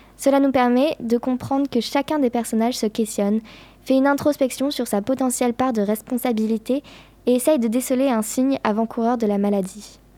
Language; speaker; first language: French; native; French